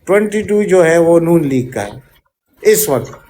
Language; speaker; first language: Urdu; native; Urdu